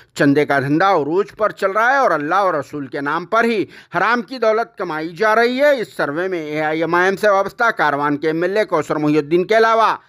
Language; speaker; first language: Hindi; non-native, local second language; Urdu